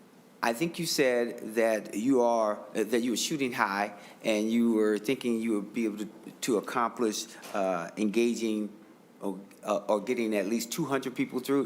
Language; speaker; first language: English; native; English